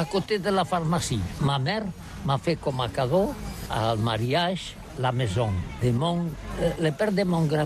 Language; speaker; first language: French; non-native, learner; Catalan